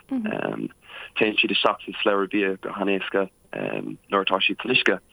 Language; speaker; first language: Irish; non-native, local second language; English